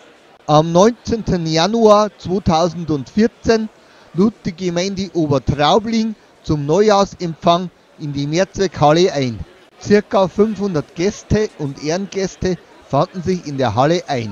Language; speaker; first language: German; native; German